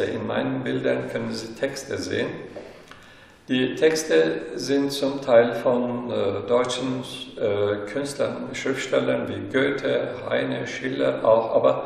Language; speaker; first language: German; non-native, fluent; Turkish